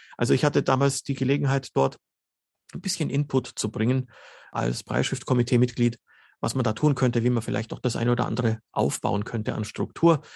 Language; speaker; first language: German; early bilingual, other home language; Slovenian